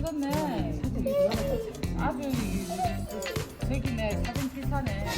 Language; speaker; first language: Korean; native; Korean